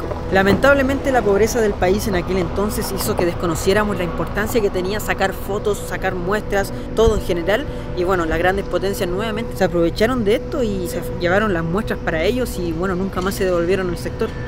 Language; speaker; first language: Spanish; native; Spanish